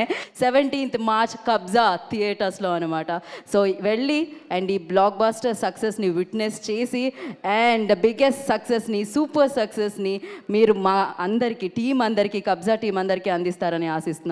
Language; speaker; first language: Telugu; native; Telugu